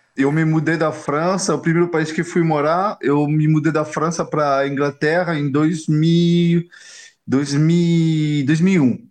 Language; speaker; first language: Portuguese; non-native, fluent; French